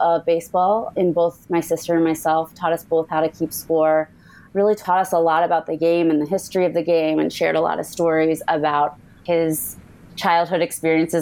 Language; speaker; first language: English; native; English